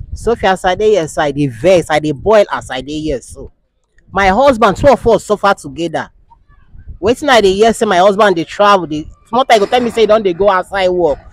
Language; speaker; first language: Nigerian Pidgin; non-native, local second language; Igbo